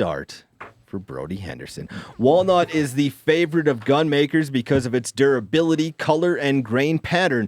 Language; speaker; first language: English; native; English